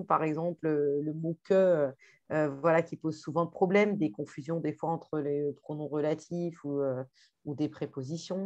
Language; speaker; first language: French; native; French